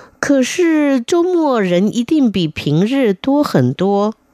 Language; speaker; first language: Chinese; non-native, fluent; Vietnamese